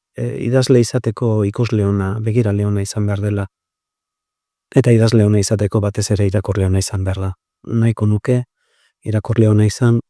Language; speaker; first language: Basque; native; Basque